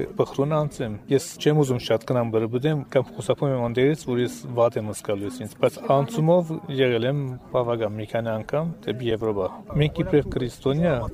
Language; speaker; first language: Armenian; early bilingual, heritage; Armenian